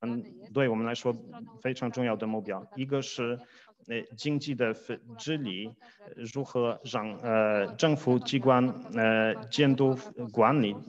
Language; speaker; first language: Chinese; non-native, fluent; Polish